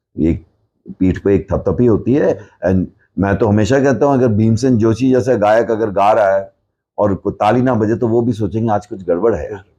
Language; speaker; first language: Hindi; non-native, local second language; Punjabi